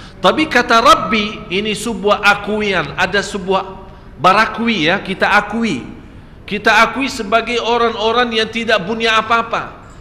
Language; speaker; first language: Malay; non-native, fluent; Arabic